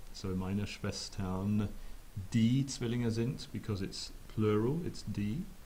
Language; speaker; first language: English; native; English